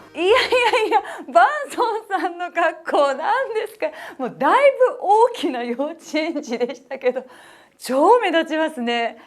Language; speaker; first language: Japanese; native; Japanese